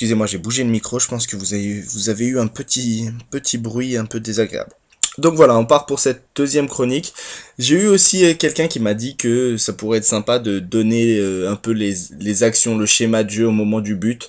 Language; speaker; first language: French; native; French